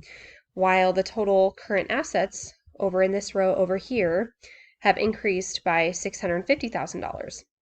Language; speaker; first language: English; native; English